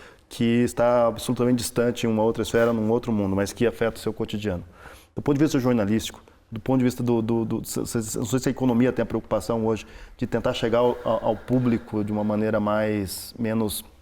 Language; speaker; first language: Portuguese; native; Portuguese